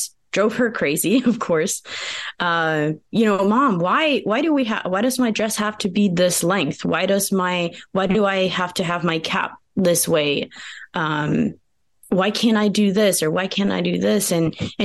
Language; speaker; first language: English; early bilingual, other home language; Pennsylvania German